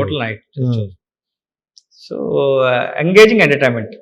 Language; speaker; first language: Telugu; non-native, learner; Kannada